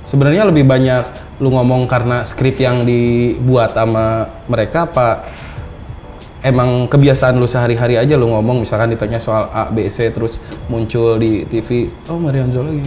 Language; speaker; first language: Indonesian; native; Indonesian